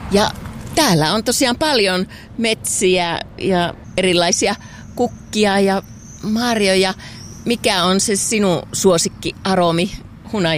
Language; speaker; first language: Finnish; native; Finnish